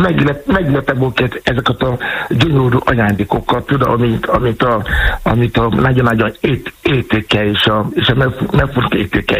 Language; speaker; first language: Hungarian; non-native, learner; Yoruba